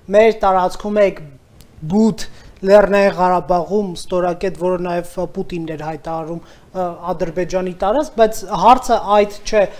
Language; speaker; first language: Armenian; native; Armenian